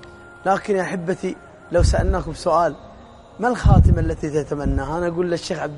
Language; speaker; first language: Arabic; native; Arabic